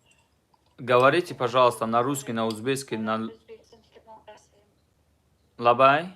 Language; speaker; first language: Russian; non-native, fluent; Tajik